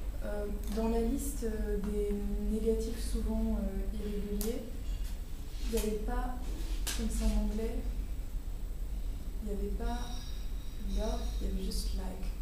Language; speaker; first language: French; native; French